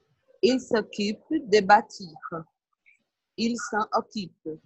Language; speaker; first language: French; non-native, learner; Portuguese